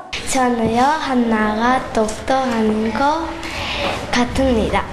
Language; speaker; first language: Korean; early bilingual, heritage; Korean